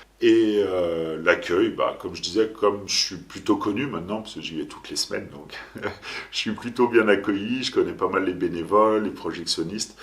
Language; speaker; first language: French; native; French